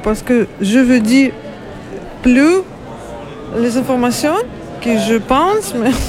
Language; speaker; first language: French; non-native, learner; Ukrainian